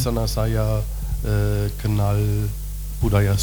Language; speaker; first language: Indonesian; non-native, learner; German